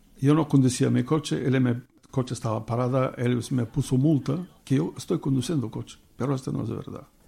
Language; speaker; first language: Spanish; non-native, learner; Bulgarian